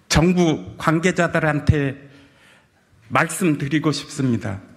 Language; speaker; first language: Korean; native; Korean